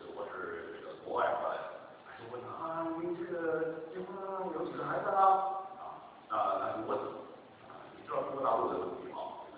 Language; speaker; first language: Chinese; native; Chinese